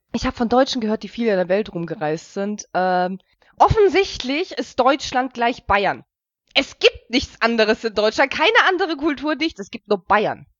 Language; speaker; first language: German; early bilingual, other home language; Russian